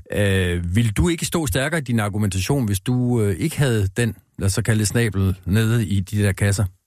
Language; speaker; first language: Danish; native; Danish